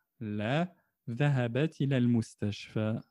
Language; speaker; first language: Arabic; non-native, fluent; French